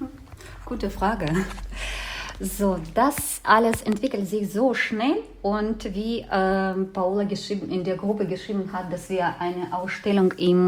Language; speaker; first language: German; non-native, fluent; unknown